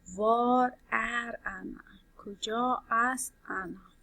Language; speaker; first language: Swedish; non-native, fluent; Persian